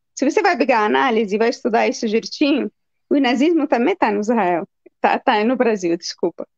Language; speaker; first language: Portuguese; non-native, fluent; Arabic